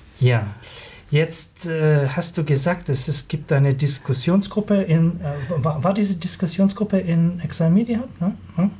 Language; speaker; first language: German; native; German